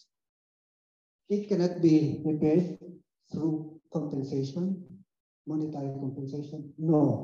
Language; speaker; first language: English; non-native, local second language; Filipino